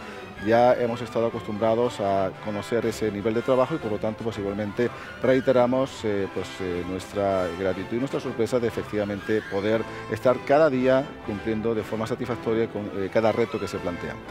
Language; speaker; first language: Spanish; native; Spanish